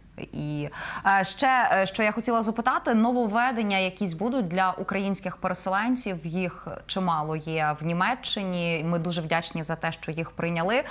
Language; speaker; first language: Ukrainian; native; Ukrainian